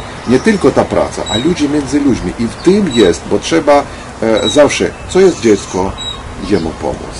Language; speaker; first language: Polish; non-native, learner; Ukrainian